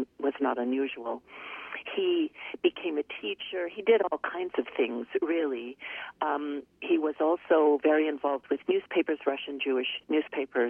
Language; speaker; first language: English; native; English